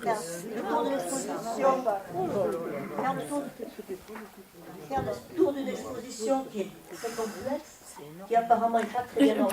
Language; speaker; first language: French; native; French